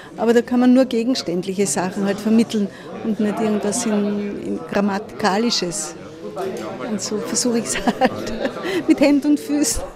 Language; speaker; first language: German; native; German